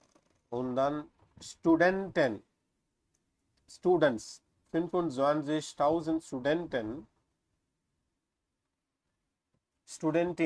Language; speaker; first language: German; non-native, learner; Tamil